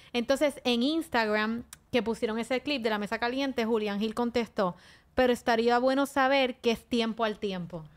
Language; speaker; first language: Spanish; native; Spanish